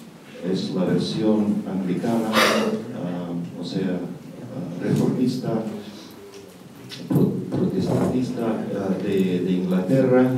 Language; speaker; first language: Spanish; non-native, fluent; Russian